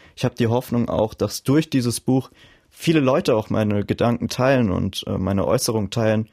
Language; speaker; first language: German; native; German